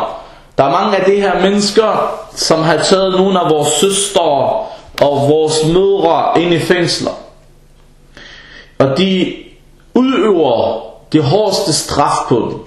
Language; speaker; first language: Danish; early bilingual, other home language; Arabic